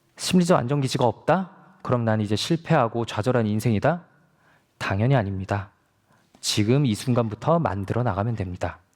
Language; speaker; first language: Korean; native; Korean